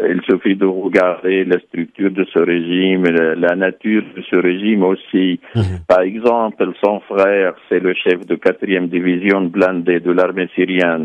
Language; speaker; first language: French; non-native, fluent; Arabic